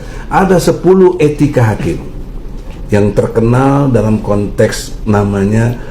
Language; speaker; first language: Indonesian; native; Indonesian